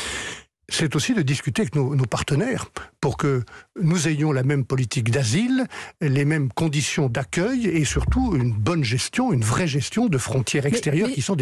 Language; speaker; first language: French; native; French